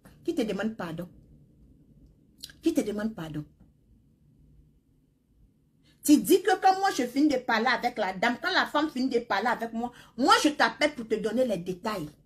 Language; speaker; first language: French; non-native, local second language; Baoulé